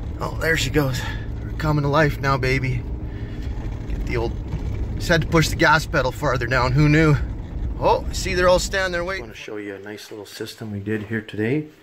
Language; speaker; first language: English; native; English